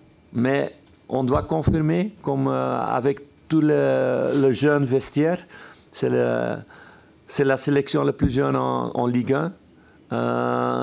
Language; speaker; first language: French; non-native, fluent; Dutch